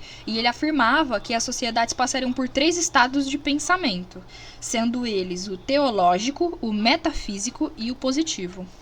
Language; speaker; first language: Portuguese; native; Portuguese